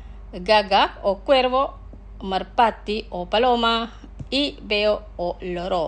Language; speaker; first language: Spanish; non-native, fluent; Indonesian